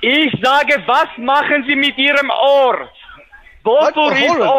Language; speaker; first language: German; non-native, fluent; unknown